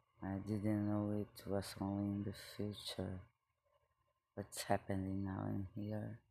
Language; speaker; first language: English; non-native, learner; Spanish